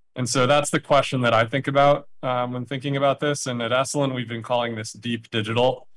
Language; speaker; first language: English; native; English